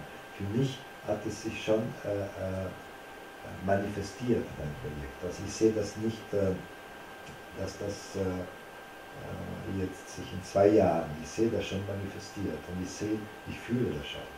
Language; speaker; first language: German; non-native, fluent; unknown